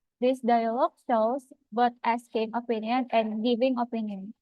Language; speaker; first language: English; non-native, fluent; Indonesian